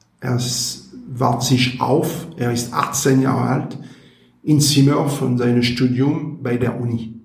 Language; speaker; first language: German; non-native, learner; French